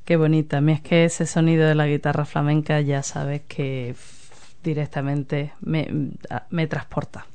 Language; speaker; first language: Spanish; native; Spanish